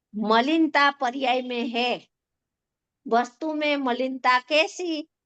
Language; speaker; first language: Hindi; non-native, local second language; Gujarati